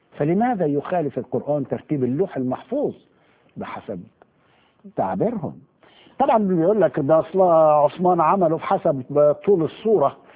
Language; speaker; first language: Arabic; native; Arabic